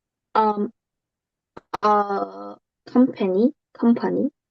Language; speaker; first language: English; non-native, learner; Korean